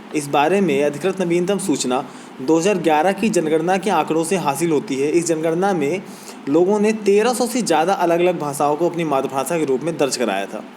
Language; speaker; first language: Hindi; native; Hindi